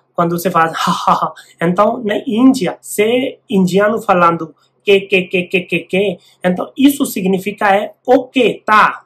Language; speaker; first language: Portuguese; non-native, learner; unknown